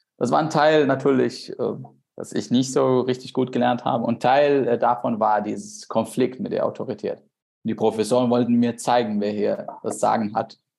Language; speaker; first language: German; non-native, fluent; Arabic